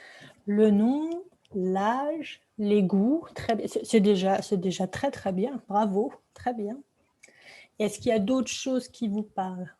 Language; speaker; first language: French; native; French